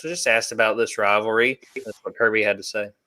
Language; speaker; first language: English; native; English